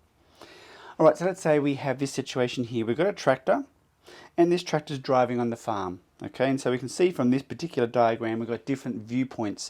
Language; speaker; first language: English; native; English